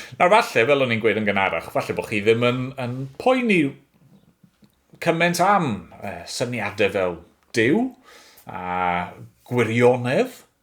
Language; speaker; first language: Welsh; native; Welsh